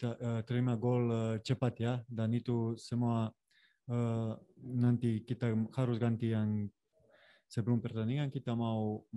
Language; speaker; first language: Indonesian; non-native, fluent; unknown